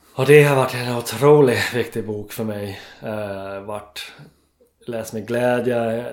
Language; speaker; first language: Swedish; non-native, fluent; English